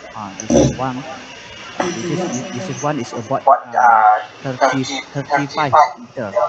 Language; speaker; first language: English; non-native, learner; Indonesian